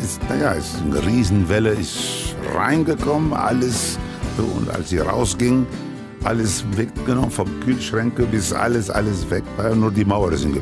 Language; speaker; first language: German; non-native, fluent; Spanish